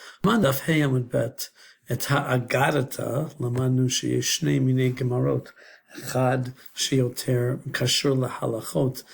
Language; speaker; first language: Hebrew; non-native, fluent; English